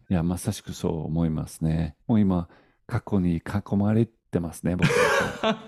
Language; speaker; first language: Japanese; non-native, fluent; English